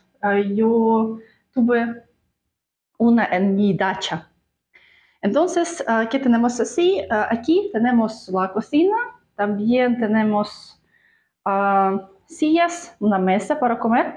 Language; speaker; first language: Spanish; non-native, fluent; Russian